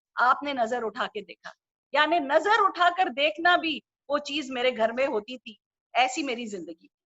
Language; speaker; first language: Hindi; non-native, local second language; Urdu